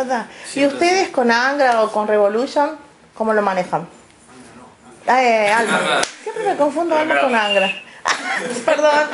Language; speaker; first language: Spanish; native; Spanish